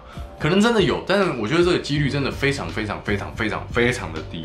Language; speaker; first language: Chinese; native; Chinese